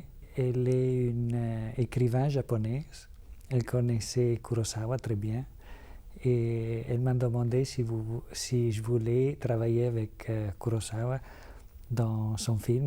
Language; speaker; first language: French; non-native, fluent; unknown